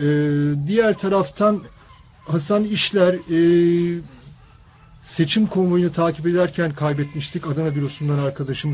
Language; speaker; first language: Turkish; native; Turkish